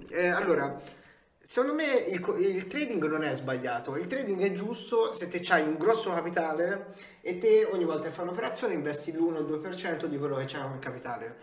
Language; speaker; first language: Italian; native; Italian